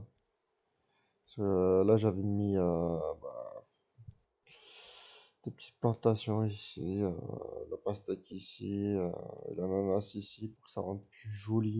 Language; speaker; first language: French; native; French